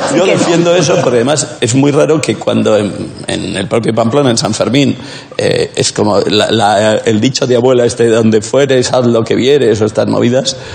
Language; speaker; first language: Spanish; native; Spanish